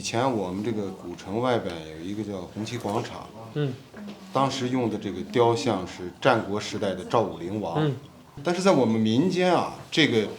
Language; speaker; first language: Chinese; native; Chinese